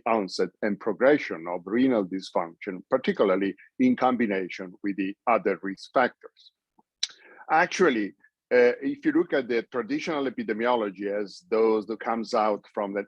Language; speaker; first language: English; non-native, fluent; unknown